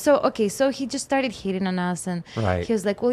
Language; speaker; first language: English; non-native, fluent; Russian